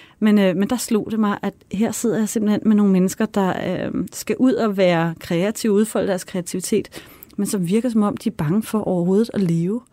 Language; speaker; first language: Danish; native; Danish